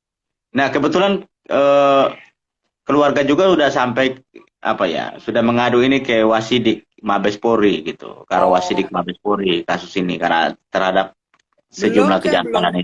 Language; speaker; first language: Indonesian; native; Indonesian